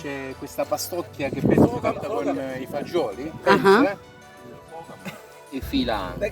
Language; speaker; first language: Italian; native; Italian